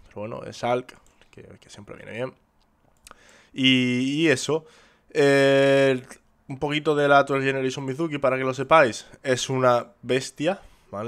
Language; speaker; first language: Spanish; native; Spanish